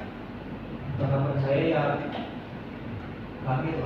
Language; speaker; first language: Indonesian; non-native, local second language; Sundanese